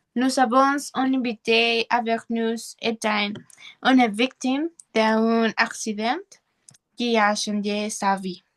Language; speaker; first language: French; non-native, learner; Spanish